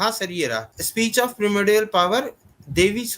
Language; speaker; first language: Hindi; native; Hindi